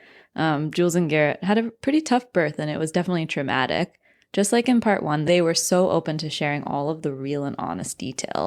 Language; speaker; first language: English; native; English